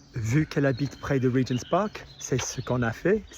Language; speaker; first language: French; non-native, fluent; English